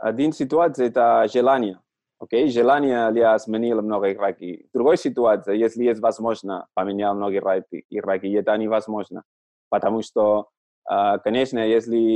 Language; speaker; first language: Russian; non-native, learner; Catalan